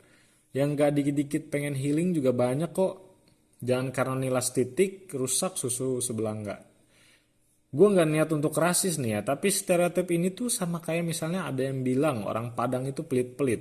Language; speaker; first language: Indonesian; native; Indonesian